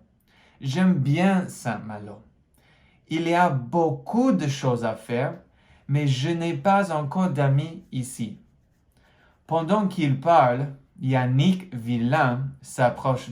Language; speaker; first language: French; non-native, fluent; English